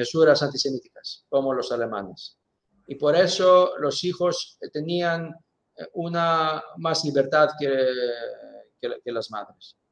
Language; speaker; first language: Spanish; non-native, fluent; Greek